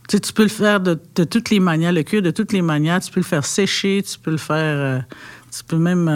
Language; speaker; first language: French; non-native, local second language; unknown